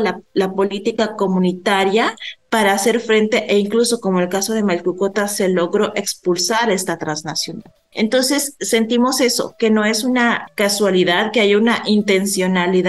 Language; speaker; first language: Spanish; native; Spanish